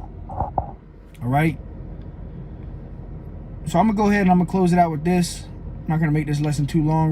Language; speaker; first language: English; native; English